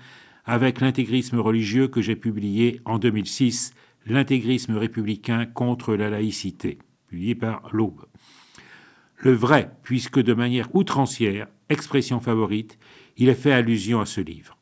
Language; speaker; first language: French; native; French